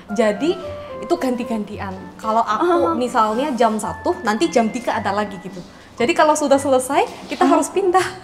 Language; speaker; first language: Indonesian; non-native, fluent; Korean